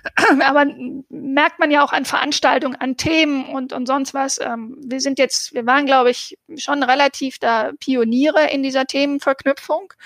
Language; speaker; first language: German; native; German